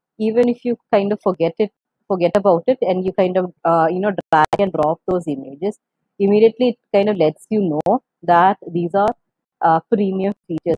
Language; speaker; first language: English; non-native, local second language; Malayalam